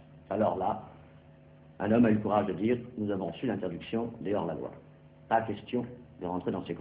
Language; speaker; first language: French; native; French